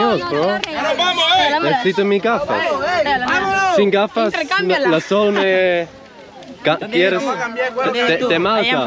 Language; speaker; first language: Spanish; non-native, learner; Swiss German